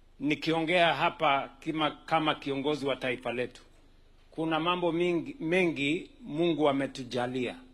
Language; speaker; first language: Swahili; non-native, local second language; Kalenjin